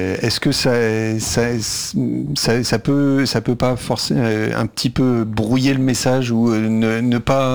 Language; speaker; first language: French; native; French